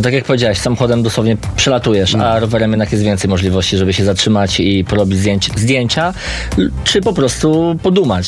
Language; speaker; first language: Polish; native; Polish